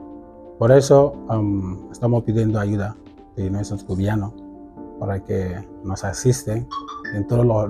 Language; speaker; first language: Spanish; non-native, fluent; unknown